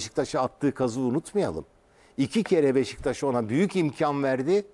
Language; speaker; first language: Turkish; native; Turkish